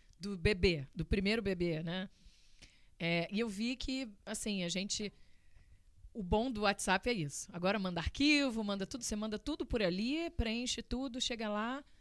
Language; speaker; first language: Portuguese; native; Portuguese